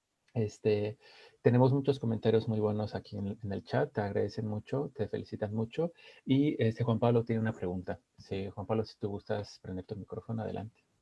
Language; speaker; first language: Spanish; native; Spanish